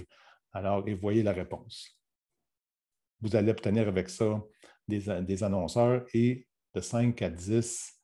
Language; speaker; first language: French; native; French